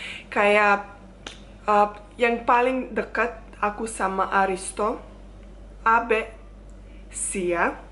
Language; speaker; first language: Indonesian; non-native, fluent; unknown